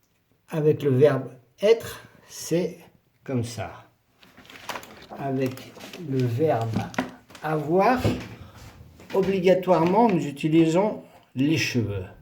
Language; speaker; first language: French; non-native, fluent; Spanish